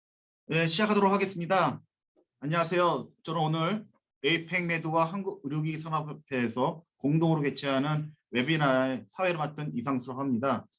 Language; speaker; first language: Korean; native; Korean